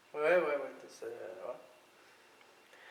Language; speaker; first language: French; non-native, learner; Norwegian